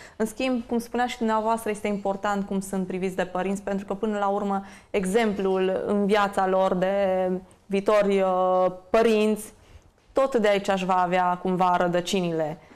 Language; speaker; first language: Romanian; native; Romanian